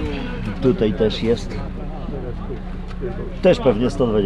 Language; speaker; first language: Polish; native; Polish